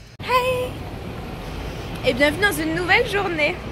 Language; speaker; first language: French; native; French